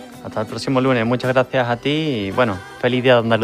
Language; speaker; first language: Spanish; native; Spanish